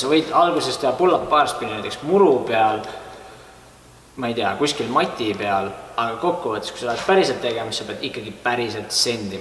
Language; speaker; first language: Estonian; native; Estonian